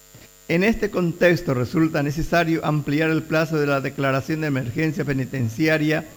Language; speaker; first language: Spanish; native; Spanish